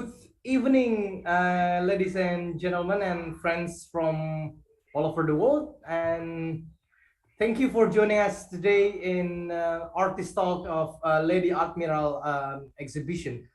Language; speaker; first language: English; non-native, fluent; Indonesian